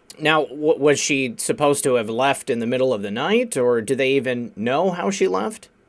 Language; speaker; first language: English; native; English